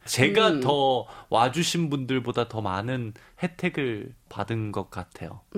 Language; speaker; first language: Korean; early bilingual, heritage; Korean